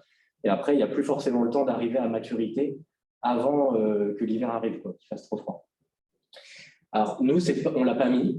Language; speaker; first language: French; native; French